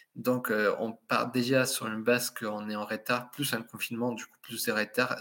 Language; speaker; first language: French; non-native, fluent; Spanish